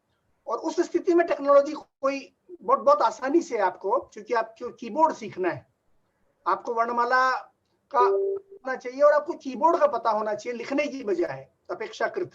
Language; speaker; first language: Hindi; native; Hindi